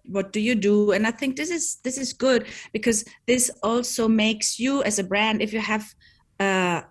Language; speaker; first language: English; non-native, fluent; German